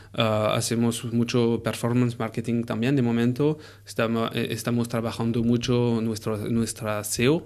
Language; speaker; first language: Spanish; non-native, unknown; French